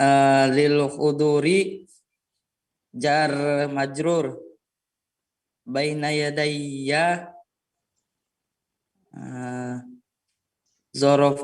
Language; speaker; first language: Arabic; non-native, learner; Indonesian